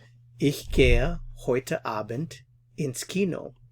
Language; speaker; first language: German; non-native, fluent; English